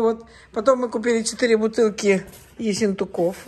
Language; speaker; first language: Russian; native; Russian